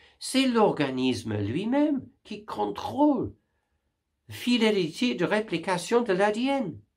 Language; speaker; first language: French; non-native, fluent; English